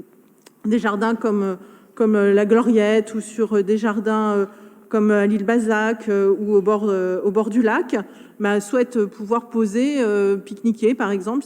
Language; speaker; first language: French; native; French